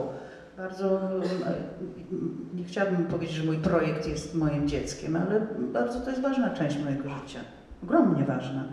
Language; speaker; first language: Polish; non-native, fluent; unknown